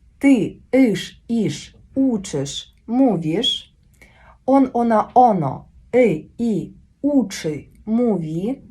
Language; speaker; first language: Polish; non-native, fluent; Ukrainian